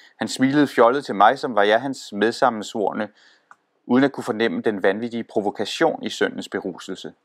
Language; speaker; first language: Danish; native; Danish